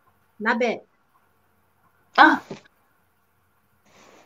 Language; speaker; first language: Japanese; native; Japanese